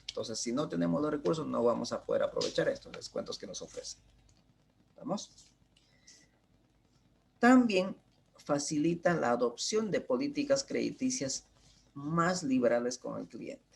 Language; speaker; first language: Spanish; native; Spanish